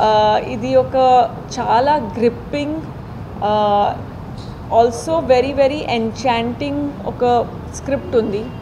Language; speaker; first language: Telugu; non-native, fluent; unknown